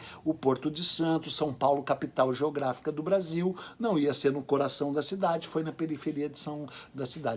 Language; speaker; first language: Portuguese; native; Portuguese